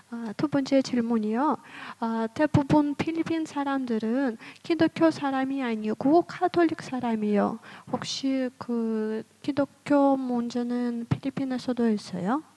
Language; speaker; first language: Korean; non-native, fluent; Russian